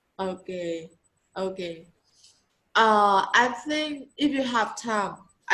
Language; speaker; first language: English; non-native, learner; Vietnamese